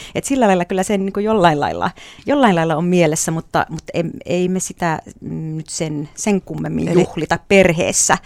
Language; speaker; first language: Finnish; non-native, local second language; Swedish